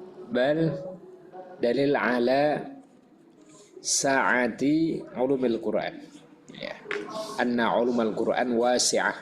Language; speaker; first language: Arabic; non-native, fluent; Indonesian